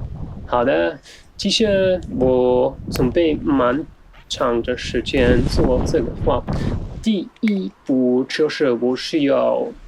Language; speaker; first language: Chinese; non-native, fluent; German